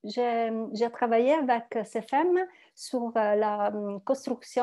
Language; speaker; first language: French; non-native, learner; Italian